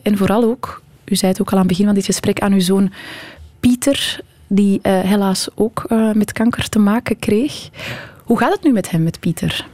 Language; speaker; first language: Dutch; native; Dutch